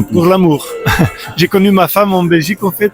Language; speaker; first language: French; non-native, local second language; Dutch